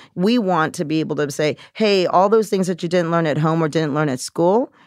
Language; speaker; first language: English; native; English